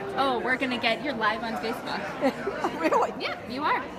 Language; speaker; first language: English; native; English